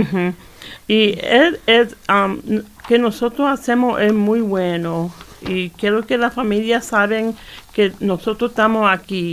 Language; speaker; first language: Spanish; early bilingual, heritage; Spanish